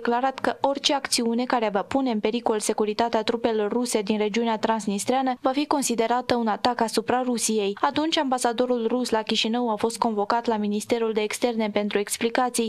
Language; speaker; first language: Romanian; native; Romanian